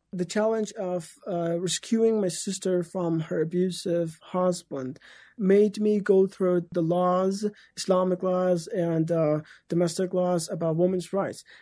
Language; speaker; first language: English; non-native, fluent; Persian